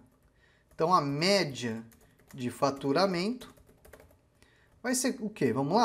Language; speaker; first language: Portuguese; native; Portuguese